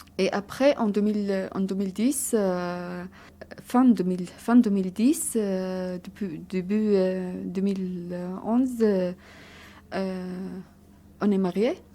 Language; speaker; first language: French; non-native, learner; Arabic